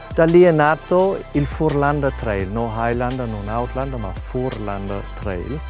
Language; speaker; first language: Italian; non-native, fluent; Danish